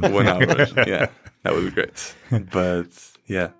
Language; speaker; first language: English; non-native, fluent; Portuguese